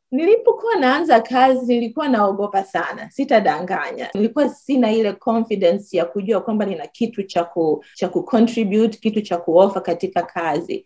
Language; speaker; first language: Swahili; native; Swahili